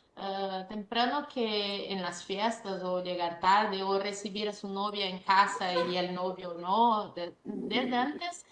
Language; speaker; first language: Spanish; non-native, fluent; Portuguese